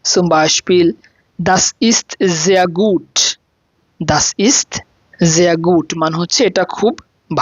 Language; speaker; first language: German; non-native, fluent; Bangla